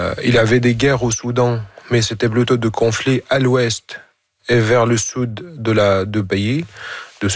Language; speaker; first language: French; non-native, fluent; Arabic